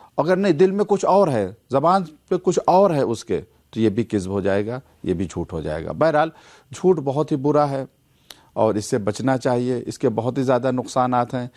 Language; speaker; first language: Urdu; native; Urdu